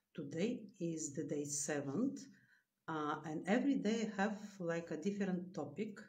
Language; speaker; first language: English; non-native, learner; Bulgarian